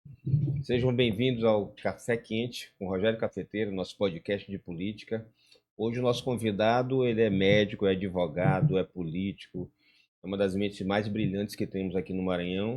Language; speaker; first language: Portuguese; native; Portuguese